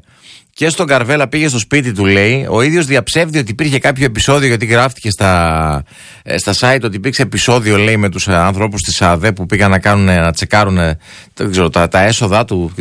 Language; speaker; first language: Greek; native; Greek